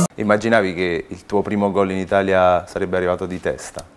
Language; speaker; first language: Italian; native; Italian